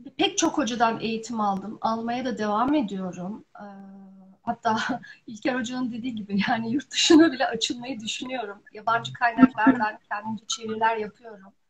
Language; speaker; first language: Turkish; early bilingual, heritage; Turkish